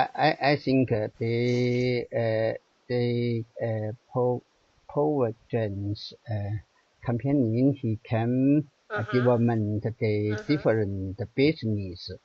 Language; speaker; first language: English; non-native, learner; Chinese